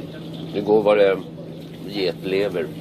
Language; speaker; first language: Swedish; native; Swedish